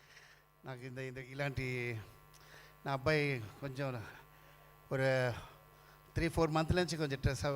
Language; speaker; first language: Telugu; non-native, learner; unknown